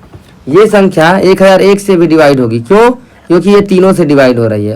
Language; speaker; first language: Hindi; native; Hindi